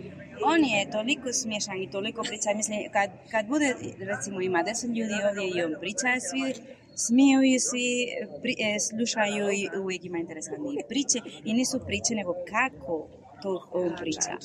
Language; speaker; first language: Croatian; non-native, learner; Spanish